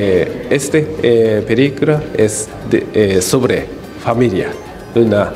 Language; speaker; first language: Spanish; non-native, learner; Japanese